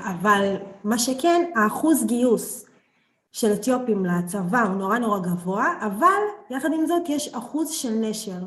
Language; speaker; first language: Hebrew; early bilingual, other home language; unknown